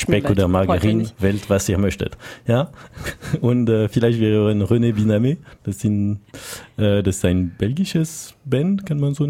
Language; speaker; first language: German; non-native, learner; French